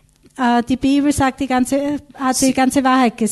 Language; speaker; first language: German; native; German